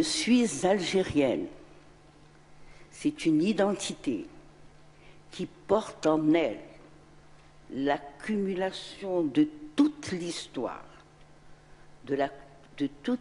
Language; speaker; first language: French; non-native, local second language; Arabic